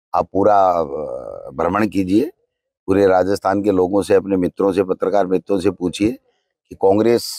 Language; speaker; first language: Hindi; native; Hindi